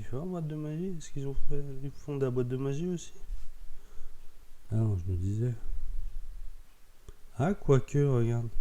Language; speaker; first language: French; native; French